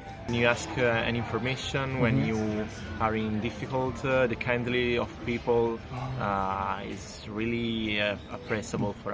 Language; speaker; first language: English; non-native, learner; Italian